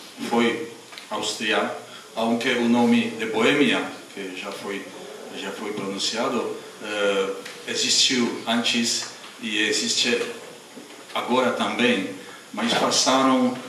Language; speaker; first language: Portuguese; non-native, fluent; Czech